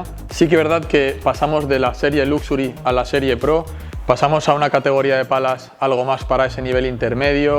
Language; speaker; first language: Spanish; native; Spanish